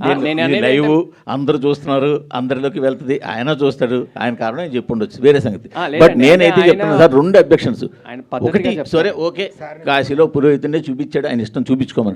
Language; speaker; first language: Telugu; native; Telugu